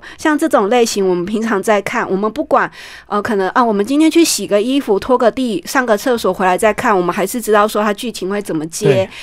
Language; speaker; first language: Chinese; native; Chinese